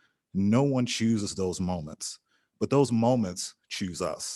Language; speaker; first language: English; native; English